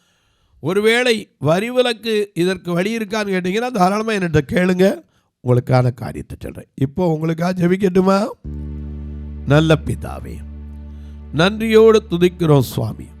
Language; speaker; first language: Tamil; native; Tamil